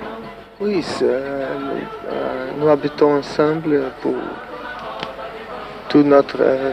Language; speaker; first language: French; non-native, learner; Portuguese